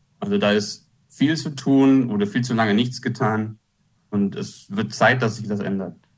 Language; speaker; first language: German; native; German